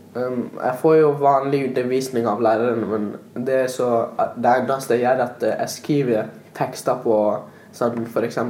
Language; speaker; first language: Norwegian; early bilingual, other home language; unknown